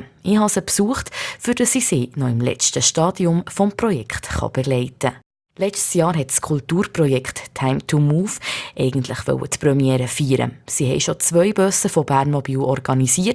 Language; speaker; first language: German; native; German